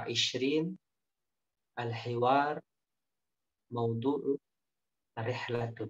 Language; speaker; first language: Arabic; non-native, fluent; Indonesian